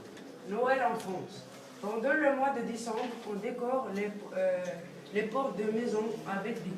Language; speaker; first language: French; non-native, learner; Arabic